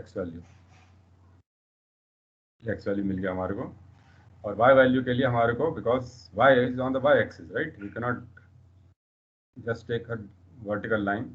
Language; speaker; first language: English; non-native, local second language; Hindi